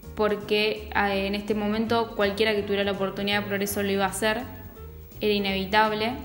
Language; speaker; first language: Spanish; native; Spanish